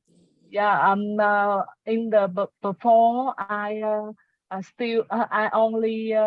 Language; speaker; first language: English; non-native, learner; Vietnamese